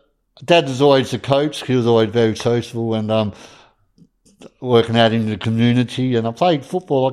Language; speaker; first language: English; native; English